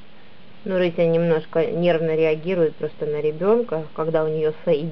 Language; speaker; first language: Russian; native; Russian